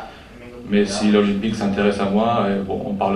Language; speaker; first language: French; non-native, fluent; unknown